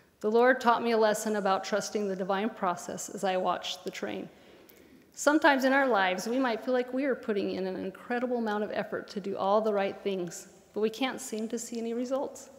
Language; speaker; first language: English; native; English